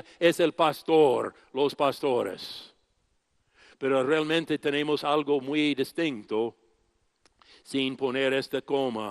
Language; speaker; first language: Spanish; non-native, fluent; English